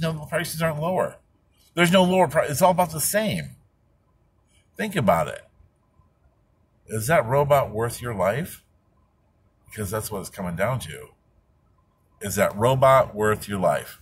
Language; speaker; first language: English; native; English